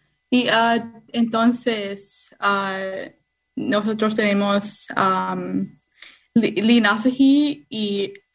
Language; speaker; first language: Spanish; non-native, learner; English